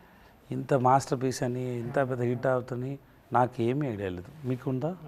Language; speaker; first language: Telugu; non-native, learner; Tamil